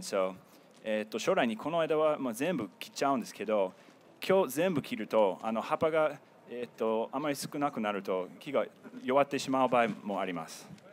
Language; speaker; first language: Japanese; non-native, fluent; English